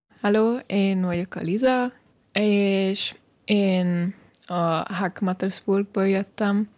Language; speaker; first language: Hungarian; early bilingual, heritage; Hungarian